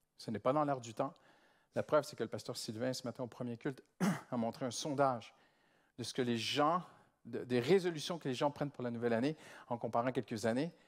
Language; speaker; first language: French; native; French